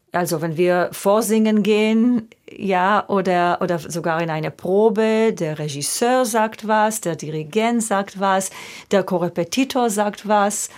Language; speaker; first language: German; non-native, fluent; Hebrew